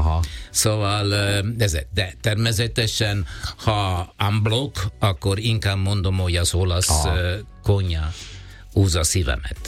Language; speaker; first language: Hungarian; non-native, fluent; Italian